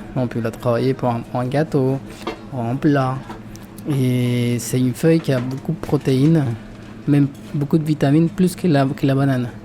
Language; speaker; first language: French; non-native, fluent; Spanish